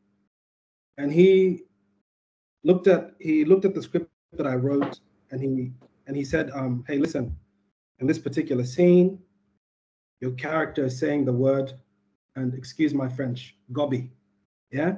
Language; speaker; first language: English; native; English